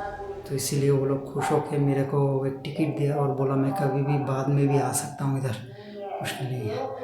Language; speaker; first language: Hindi; non-native, local second language; Bangla